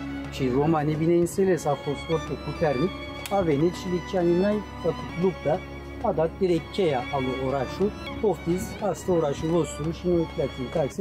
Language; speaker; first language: Romanian; non-native, learner; Turkish